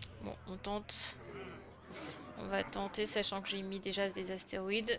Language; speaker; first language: French; native; French